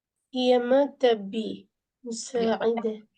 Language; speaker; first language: Arabic; non-native, learner; Urdu